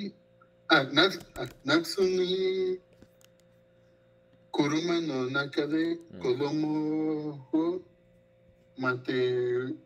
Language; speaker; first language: Japanese; non-native, learner; Spanish